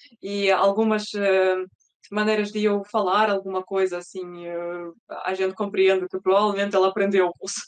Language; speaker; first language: Portuguese; early bilingual, other home language; Russian